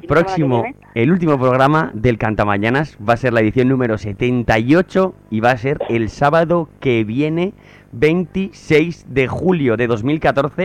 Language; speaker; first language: Spanish; native; Spanish